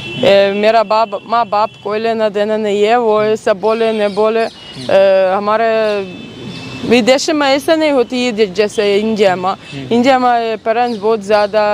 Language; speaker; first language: Hindi; non-native, learner; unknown